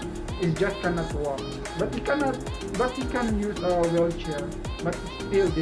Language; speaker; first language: English; non-native, local second language; Filipino